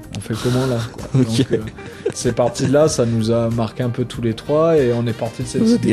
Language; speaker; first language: French; native; French